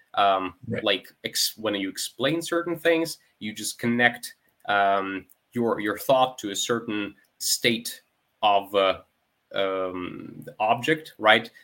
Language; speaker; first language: English; non-native, fluent; Ukrainian